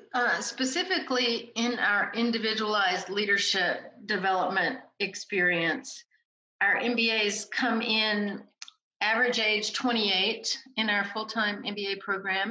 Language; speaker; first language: English; native; English